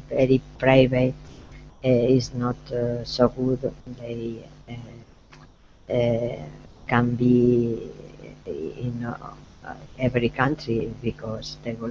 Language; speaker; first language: English; non-native, learner; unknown